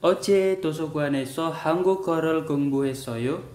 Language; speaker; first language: Korean; non-native, fluent; Indonesian